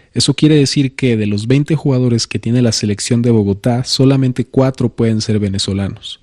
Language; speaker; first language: Spanish; native; Spanish